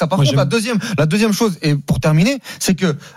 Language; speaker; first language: French; native; French